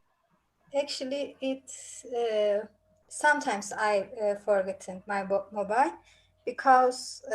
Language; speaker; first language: English; non-native, learner; Bangla